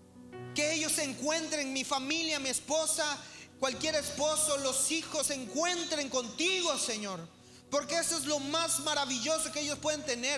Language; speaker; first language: Spanish; native; Spanish